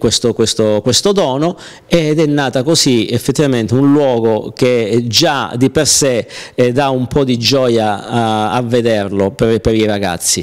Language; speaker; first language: Italian; native; Italian